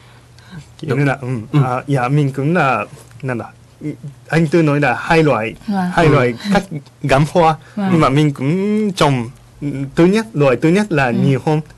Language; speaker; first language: Vietnamese; non-native, fluent; Japanese